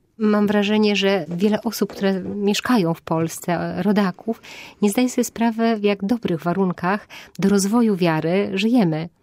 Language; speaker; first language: Polish; native; Polish